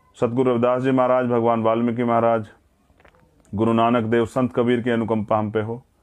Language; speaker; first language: Hindi; native; Hindi